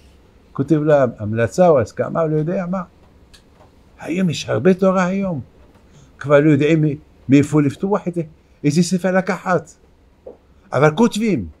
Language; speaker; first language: Hebrew; non-native, fluent; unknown